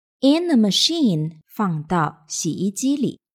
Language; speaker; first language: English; non-native, fluent; Chinese